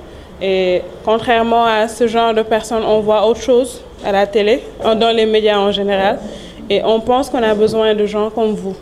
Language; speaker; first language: French; non-native, local second language; Wolof